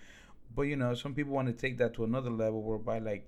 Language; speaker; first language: English; early bilingual, other home language; Spanish